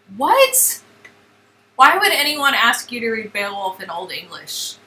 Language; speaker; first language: English; native; English